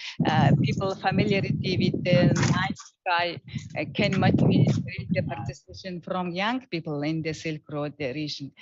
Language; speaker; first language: English; non-native, learner; Mongolian